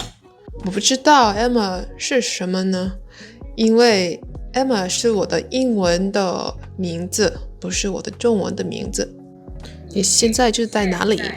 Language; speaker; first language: Chinese; non-native, learner; Vietnamese